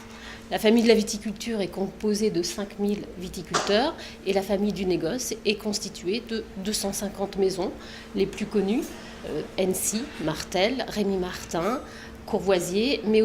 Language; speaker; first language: French; native; French